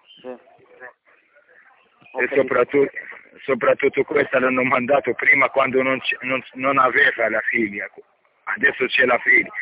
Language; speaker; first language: Italian; non-native, learner; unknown